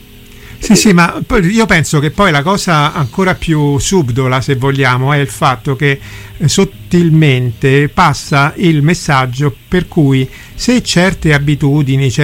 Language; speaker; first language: Italian; native; Italian